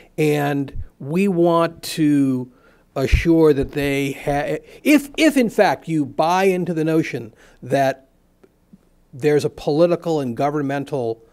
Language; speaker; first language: English; native; English